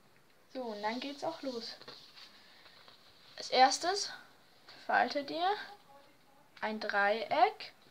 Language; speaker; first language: German; native; German